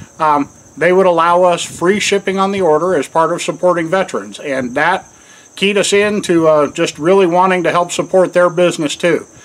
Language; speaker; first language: English; native; English